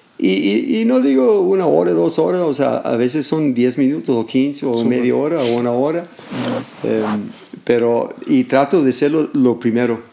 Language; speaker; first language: Spanish; non-native, fluent; English